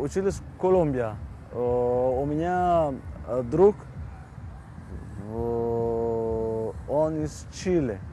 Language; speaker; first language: Russian; non-native, learner; Spanish